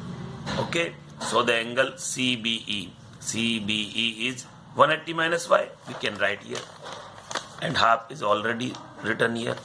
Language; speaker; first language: English; non-native, local second language; Hindi